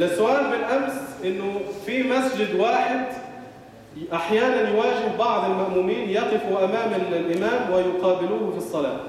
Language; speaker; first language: Arabic; native; Arabic